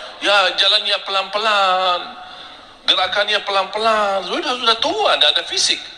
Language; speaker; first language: Indonesian; non-native, fluent; Arabic